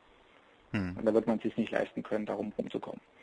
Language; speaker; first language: German; native; German